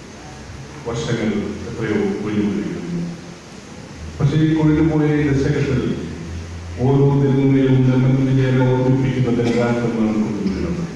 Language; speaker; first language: Malayalam; native; Malayalam